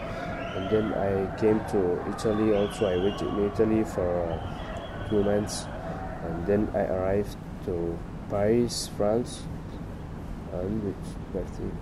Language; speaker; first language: English; non-native, learner; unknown